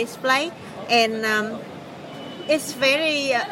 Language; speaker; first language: English; non-native, learner; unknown